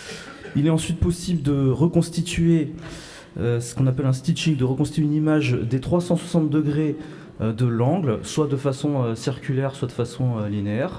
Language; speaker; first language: French; native; French